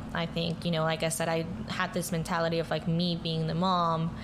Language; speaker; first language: English; early bilingual, other home language; Spanish